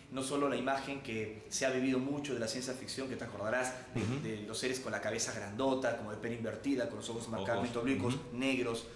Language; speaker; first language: Spanish; native; Spanish